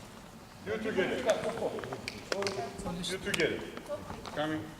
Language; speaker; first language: English; non-native, learner; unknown